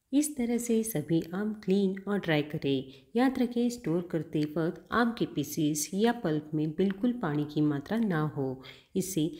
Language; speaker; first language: Hindi; non-native, local second language; Marathi